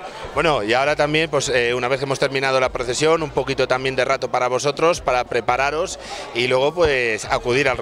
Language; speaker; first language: Spanish; native; Spanish